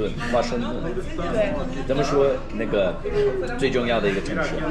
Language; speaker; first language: Chinese; non-native, fluent; English